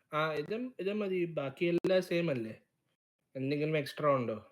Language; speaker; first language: Malayalam; early bilingual, heritage; Malayalam